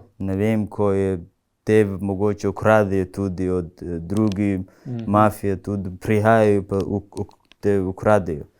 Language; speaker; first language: Slovenian; non-native, learner; Tigrinya